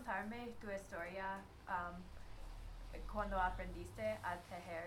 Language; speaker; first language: Spanish; non-native, learner; English